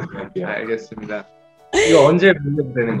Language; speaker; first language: Korean; native; Korean